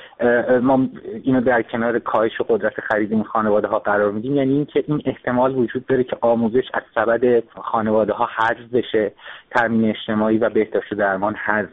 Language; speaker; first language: Persian; native; Persian